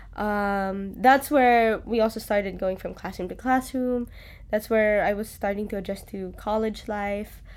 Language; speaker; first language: English; native; English